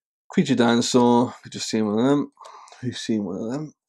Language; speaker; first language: English; native; English